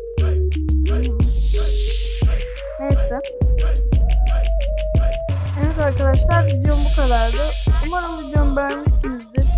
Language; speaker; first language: Turkish; native; Turkish